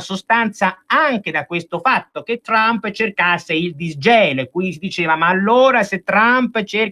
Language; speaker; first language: Italian; native; Italian